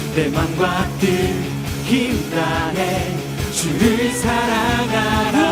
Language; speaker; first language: Korean; native; Korean